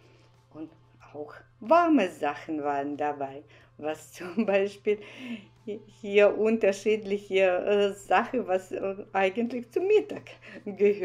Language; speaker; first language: German; non-native, fluent; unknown